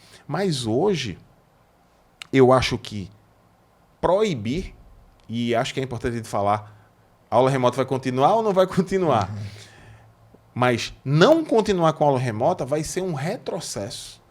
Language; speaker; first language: Portuguese; native; Portuguese